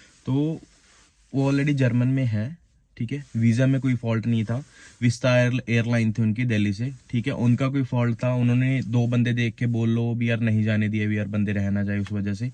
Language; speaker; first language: Hindi; native; Hindi